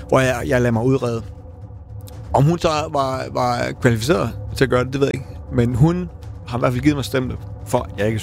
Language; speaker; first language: Danish; native; Danish